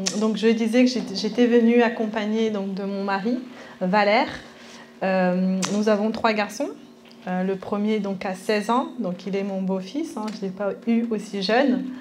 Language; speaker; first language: French; early bilingual, other home language; Spanish